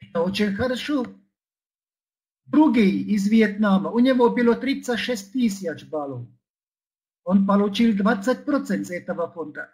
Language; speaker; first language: Russian; non-native, fluent; Czech